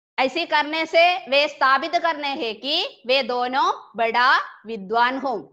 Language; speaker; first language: Hindi; non-native, local second language; Malayalam